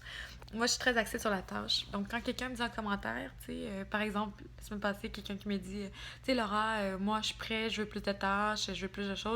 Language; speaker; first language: French; native; French